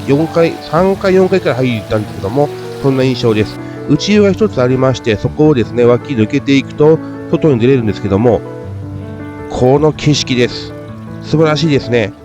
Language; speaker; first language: Japanese; native; Japanese